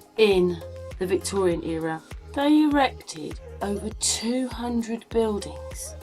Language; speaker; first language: English; native; English